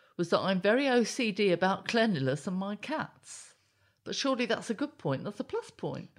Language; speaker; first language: English; native; English